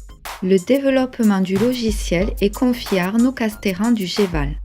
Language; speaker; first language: French; native; French